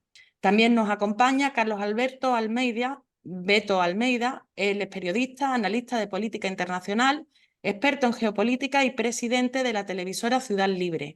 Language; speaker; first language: Spanish; native; Spanish